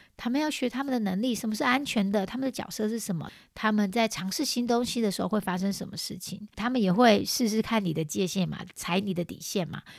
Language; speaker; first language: Chinese; native; Chinese